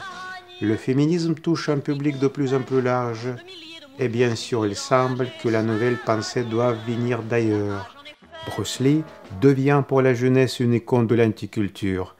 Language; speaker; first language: French; native; French